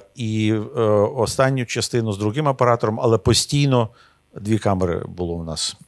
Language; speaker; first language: Ukrainian; non-native, local second language; Russian